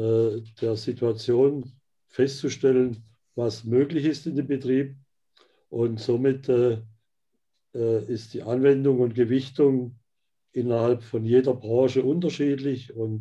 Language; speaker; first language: German; native; German